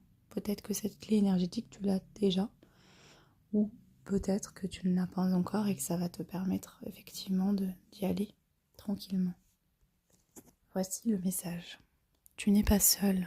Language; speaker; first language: French; native; French